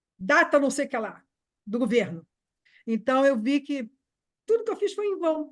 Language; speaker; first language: Portuguese; native; Portuguese